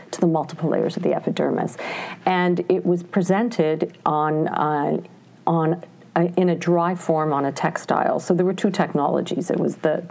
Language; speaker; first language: English; native; English